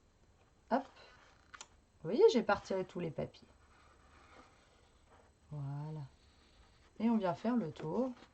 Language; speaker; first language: French; native; French